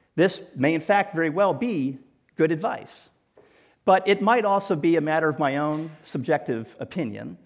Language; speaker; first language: English; native; English